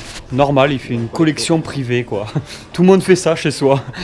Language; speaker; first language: French; native; French